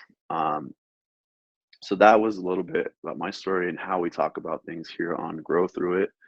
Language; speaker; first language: English; native; English